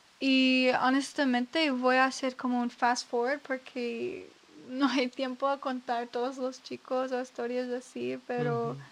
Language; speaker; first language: Spanish; non-native, learner; English